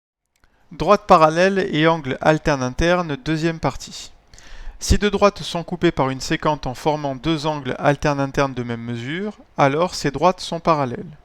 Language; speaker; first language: French; native; French